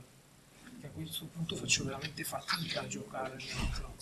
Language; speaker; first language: Italian; native; Italian